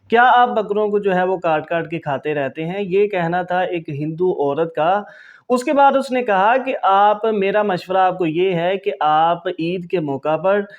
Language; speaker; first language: Hindi; native; Hindi